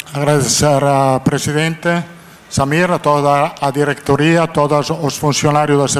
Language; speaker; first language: Portuguese; non-native, fluent; Italian